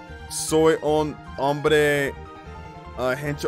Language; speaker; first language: Spanish; non-native, learner; English